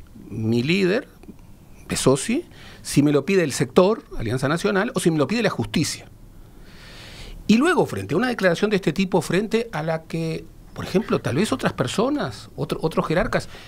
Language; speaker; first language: Spanish; native; Spanish